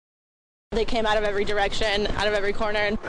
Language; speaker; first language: English; native; English